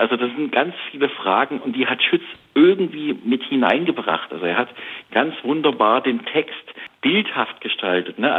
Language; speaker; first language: German; native; German